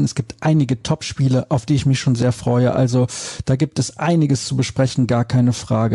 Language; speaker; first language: German; native; German